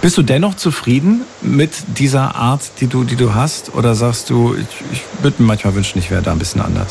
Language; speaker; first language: German; native; German